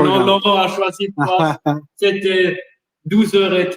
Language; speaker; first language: French; non-native, learner; German